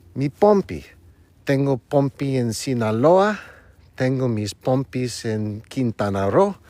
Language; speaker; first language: Spanish; non-native, fluent; English